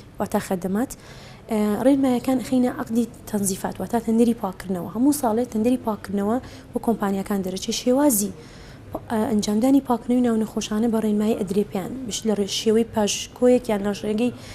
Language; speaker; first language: Central Kurdish; native; Central Kurdish